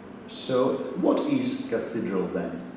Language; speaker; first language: English; non-native, fluent; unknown